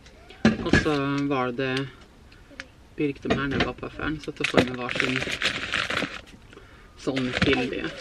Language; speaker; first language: Swedish; native; Swedish